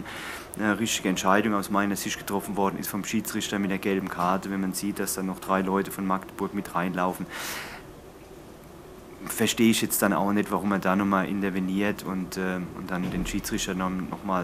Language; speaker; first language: German; native; German